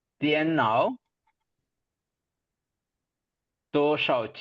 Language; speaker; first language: Chinese; non-native, fluent; Tamil